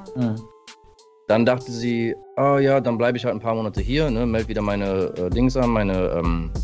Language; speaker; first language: German; early bilingual, other home language; English